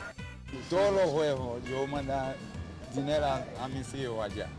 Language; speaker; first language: Spanish; non-native, learner; Haitian Creole